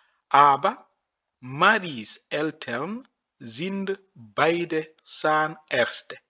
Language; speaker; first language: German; non-native, fluent; French